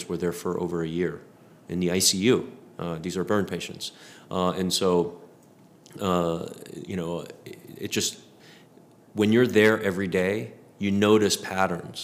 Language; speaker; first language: English; native; English